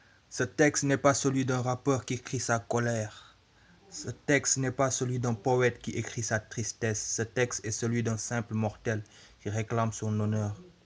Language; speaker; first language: French; non-native, local second language; Wolof